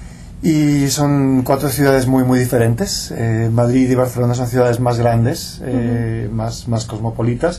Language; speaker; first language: Spanish; non-native, local second language; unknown